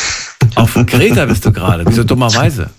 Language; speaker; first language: German; native; German